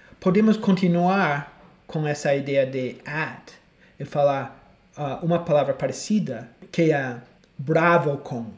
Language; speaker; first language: Portuguese; non-native, fluent; English